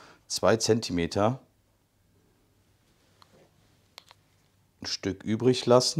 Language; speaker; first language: German; native; German